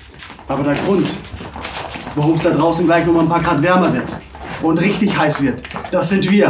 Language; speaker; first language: German; native; German